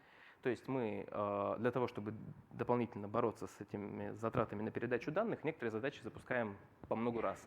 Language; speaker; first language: Russian; native; Russian